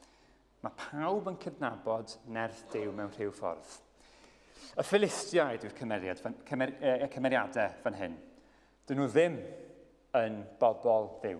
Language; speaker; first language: Welsh; native; Welsh